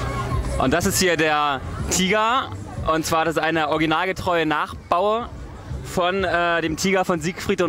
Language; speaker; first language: German; native; German